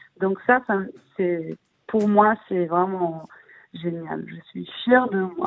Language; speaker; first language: French; early bilingual, heritage; Hebrew